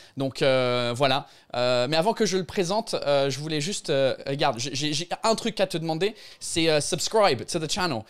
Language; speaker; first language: French; non-native, fluent; English